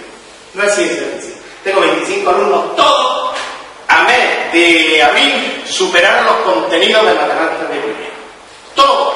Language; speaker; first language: Spanish; native; Spanish